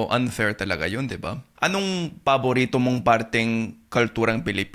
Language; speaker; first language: Filipino; non-native, fluent; English